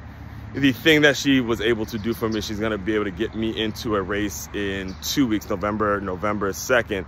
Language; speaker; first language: English; native; English